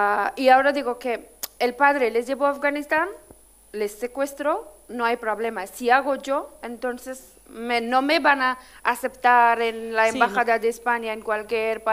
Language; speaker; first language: Spanish; non-native, fluent; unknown